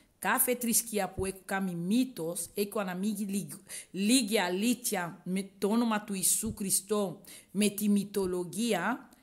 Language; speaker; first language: Greek; non-native, learner; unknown